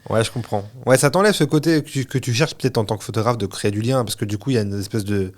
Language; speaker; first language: French; native; French